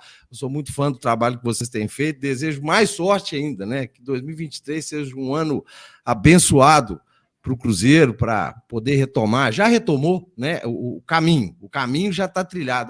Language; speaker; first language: Portuguese; native; Portuguese